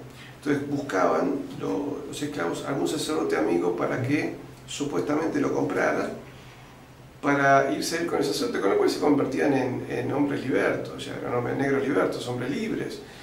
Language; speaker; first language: Spanish; native; Spanish